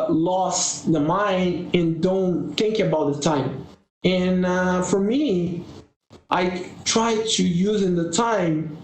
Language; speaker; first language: English; non-native, learner; Portuguese